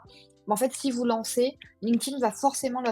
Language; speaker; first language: French; native; French